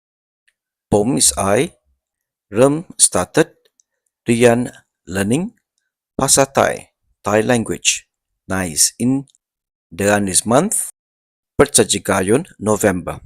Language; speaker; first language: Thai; non-native, learner; English